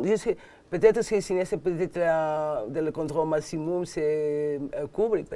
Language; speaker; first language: French; non-native, learner; Catalan